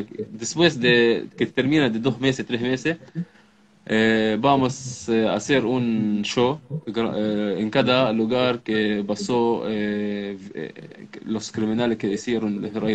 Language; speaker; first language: Spanish; non-native, learner; Arabic